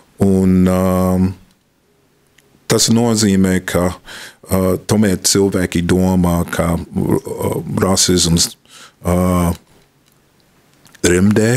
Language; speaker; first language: Latvian; non-native, fluent; English